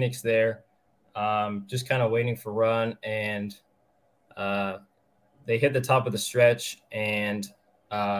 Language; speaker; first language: English; native; English